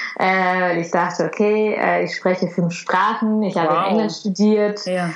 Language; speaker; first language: German; early bilingual, other home language; Russian